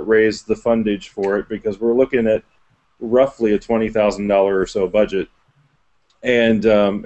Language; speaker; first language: English; native; English